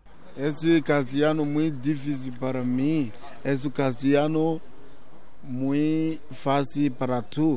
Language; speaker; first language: Spanish; non-native, learner; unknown